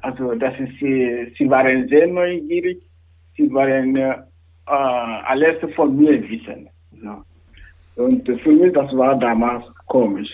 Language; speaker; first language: German; non-native, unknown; Wolof